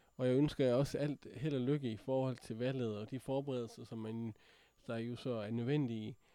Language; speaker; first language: Danish; native; Danish